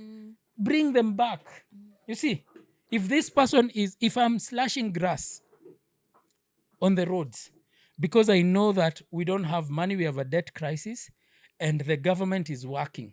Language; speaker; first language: English; non-native, local second language; Swahili